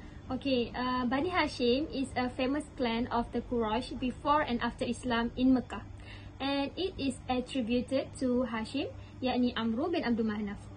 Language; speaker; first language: English; non-native, local second language; Malay